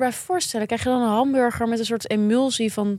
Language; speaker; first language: Dutch; native; Dutch